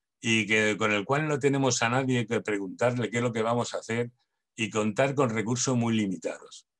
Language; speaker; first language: Spanish; native; Spanish